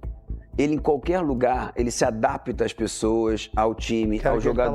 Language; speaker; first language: Portuguese; native; Portuguese